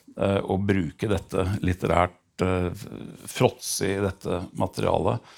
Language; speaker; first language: Norwegian; native; Norwegian